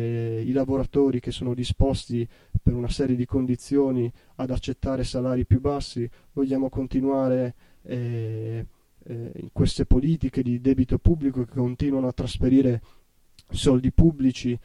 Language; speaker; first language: Italian; native; Italian